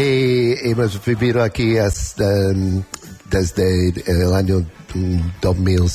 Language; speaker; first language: Spanish; non-native, learner; English